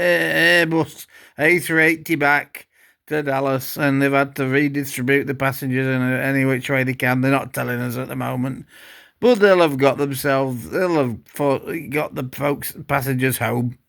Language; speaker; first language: English; native; English